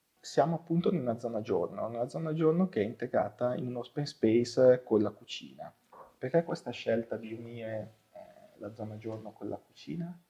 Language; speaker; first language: Italian; native; Italian